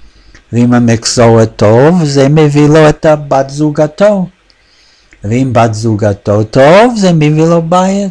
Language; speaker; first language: Hebrew; non-native, fluent; English